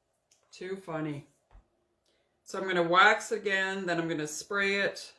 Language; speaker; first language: English; native; English